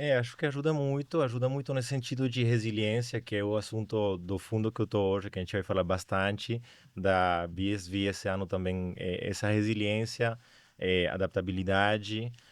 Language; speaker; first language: Portuguese; non-native, fluent; Spanish